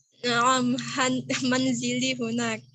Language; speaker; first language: Arabic; non-native, learner; Indonesian